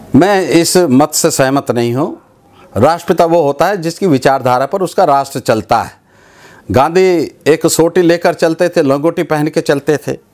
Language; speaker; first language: Hindi; native; Hindi